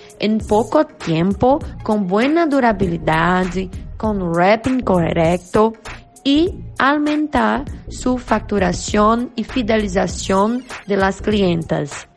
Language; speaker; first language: Spanish; non-native, learner; Portuguese